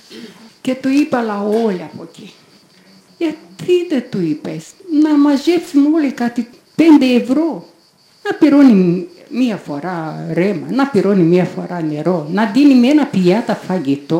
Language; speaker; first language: Greek; non-native, learner; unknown